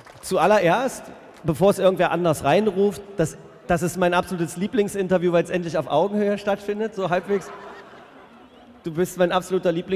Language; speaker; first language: German; native; German